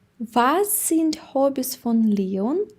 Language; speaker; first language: German; non-native, fluent; Ukrainian